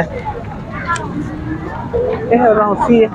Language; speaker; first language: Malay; non-native, local second language; Minangkabau